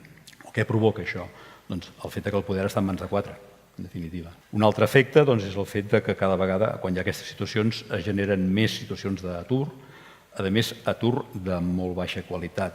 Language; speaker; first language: Catalan; native; Catalan